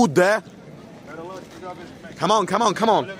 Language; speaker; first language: English; non-native, learner; Italian